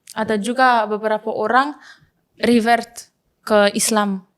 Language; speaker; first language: Indonesian; non-native, fluent; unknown